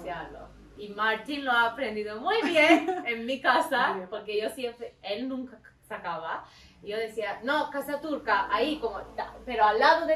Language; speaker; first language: Spanish; non-native, learner; Turkish